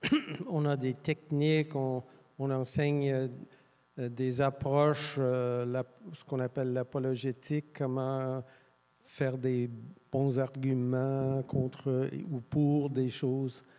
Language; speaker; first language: French; non-native, fluent; English